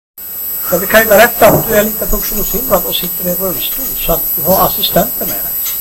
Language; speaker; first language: Swedish; native; Swedish